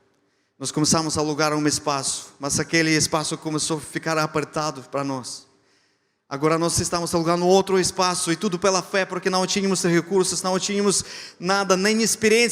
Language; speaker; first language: Portuguese; non-native, fluent; Ukrainian